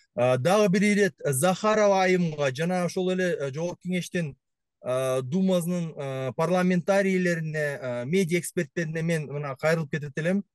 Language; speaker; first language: Kyrgyz; native; Kyrgyz